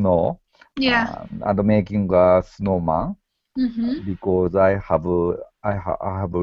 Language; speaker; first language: English; non-native, learner; Japanese